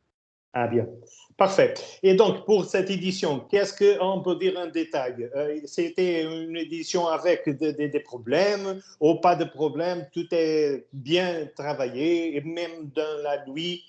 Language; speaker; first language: French; non-native, learner; Portuguese